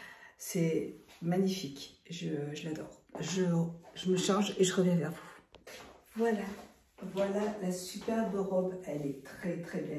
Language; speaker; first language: French; native; French